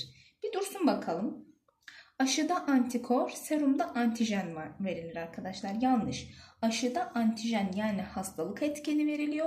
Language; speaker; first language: Turkish; native; Turkish